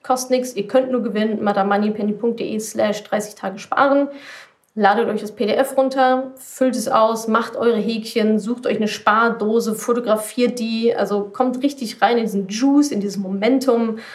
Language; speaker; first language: German; native; German